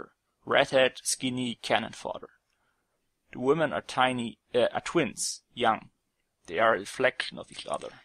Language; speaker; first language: English; non-native, fluent; German